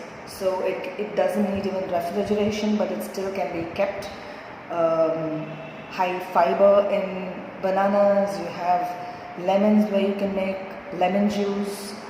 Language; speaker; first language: English; non-native, local second language; Tamil